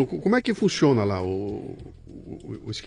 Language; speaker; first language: Portuguese; native; Portuguese